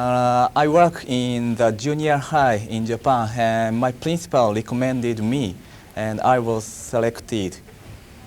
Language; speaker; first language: English; non-native, fluent; Japanese